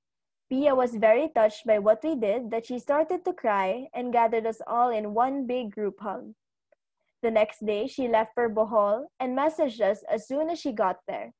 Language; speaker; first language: English; non-native, local second language; Cebuano